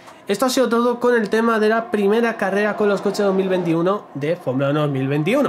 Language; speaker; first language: Spanish; native; Spanish